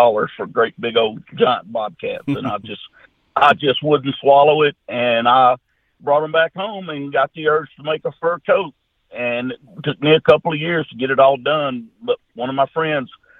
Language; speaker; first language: English; native; English